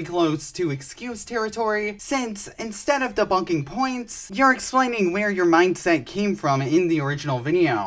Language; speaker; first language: English; native; English